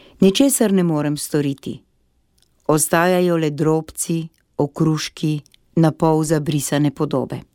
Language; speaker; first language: Slovenian; native; Slovenian